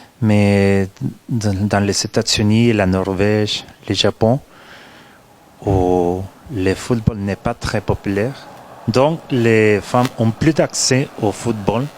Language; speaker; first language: French; non-native, fluent; Spanish